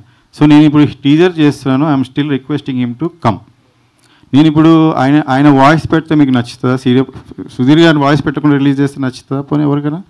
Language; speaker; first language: Telugu; native; Telugu